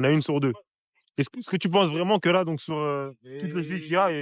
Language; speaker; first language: French; native; French